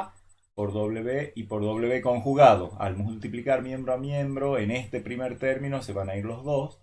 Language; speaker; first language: Spanish; native; Spanish